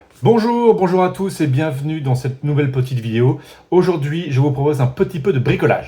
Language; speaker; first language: French; native; French